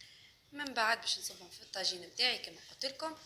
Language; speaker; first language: Arabic; native; Arabic